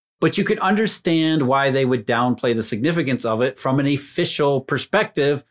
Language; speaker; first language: English; native; English